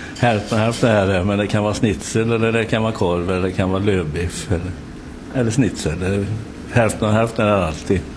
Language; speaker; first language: Swedish; native; Swedish